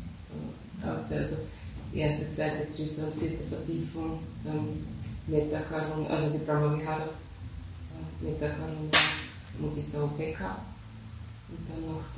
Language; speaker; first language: German; native; German